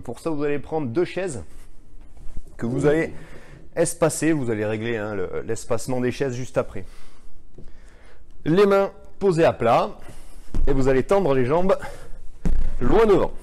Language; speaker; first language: French; native; French